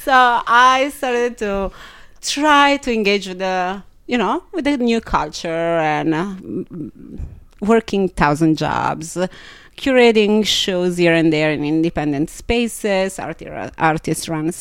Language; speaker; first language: English; non-native, fluent; Italian